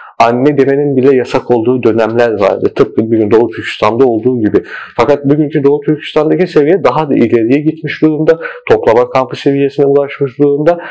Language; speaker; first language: Turkish; early bilingual, heritage; Turkish